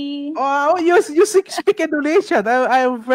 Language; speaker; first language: English; non-native, fluent; Indonesian